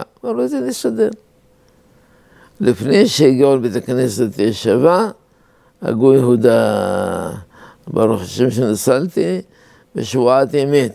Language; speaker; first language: Hebrew; non-native, fluent; Arabic